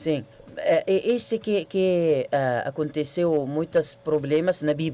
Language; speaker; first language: Portuguese; non-native, learner; Arabic